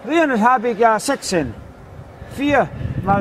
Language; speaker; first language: German; non-native, learner; Danish